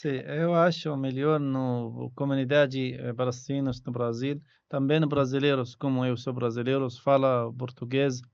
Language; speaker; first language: Portuguese; non-native, learner; Arabic